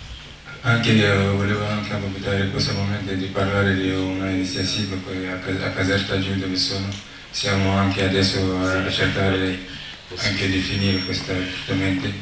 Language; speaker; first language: Italian; non-native, learner; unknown